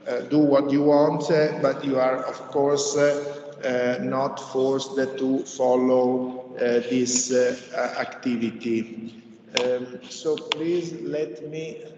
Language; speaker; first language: English; non-native, fluent; Italian